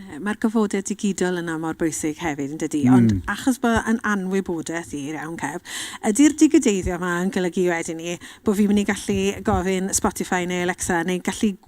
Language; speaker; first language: Welsh; native; Welsh